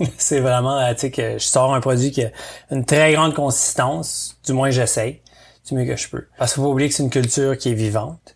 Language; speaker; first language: French; native; French